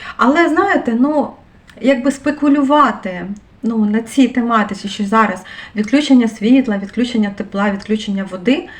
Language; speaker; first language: Ukrainian; non-native, local second language; Russian